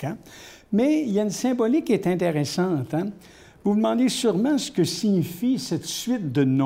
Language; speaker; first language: French; native; French